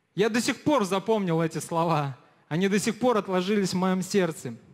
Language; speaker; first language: Russian; native; Russian